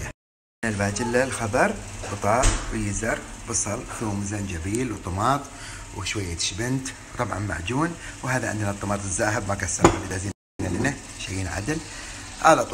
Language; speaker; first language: Arabic; native; Arabic